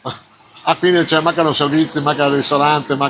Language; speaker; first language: Italian; native; Italian